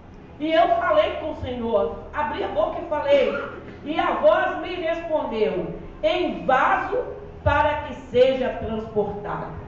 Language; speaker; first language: Portuguese; native; Portuguese